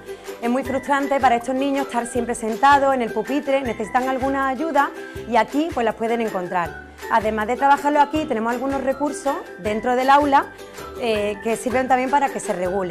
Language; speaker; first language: Spanish; native; Spanish